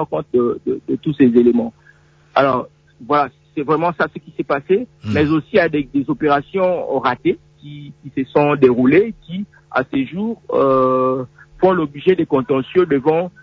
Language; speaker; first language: French; non-native, local second language; Lingala